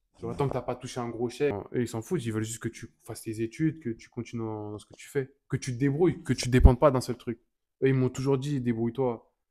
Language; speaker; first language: French; native; French